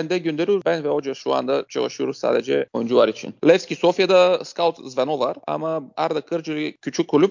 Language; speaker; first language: Turkish; non-native, learner; Bulgarian